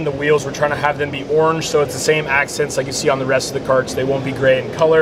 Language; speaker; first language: English; native; English